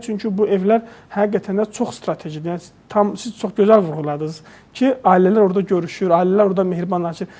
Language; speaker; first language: Azerbaijani; native; Azerbaijani